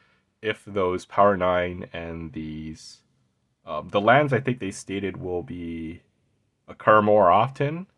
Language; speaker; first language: English; native; English